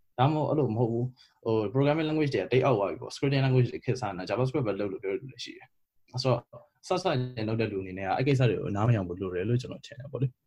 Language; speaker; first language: Burmese; native; Burmese